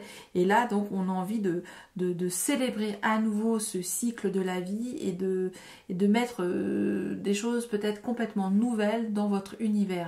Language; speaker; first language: French; native; French